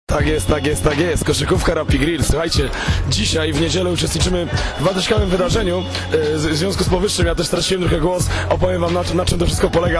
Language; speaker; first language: Polish; native; Polish